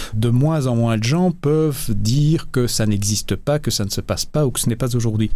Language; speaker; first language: French; native; French